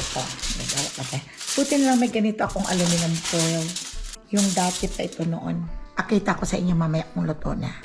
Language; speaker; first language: Filipino; non-native, local second language; Cebuano